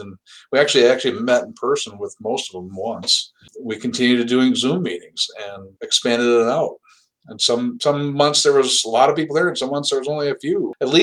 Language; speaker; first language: English; native; English